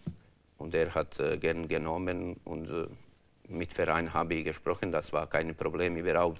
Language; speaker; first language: German; non-native, learner; Croatian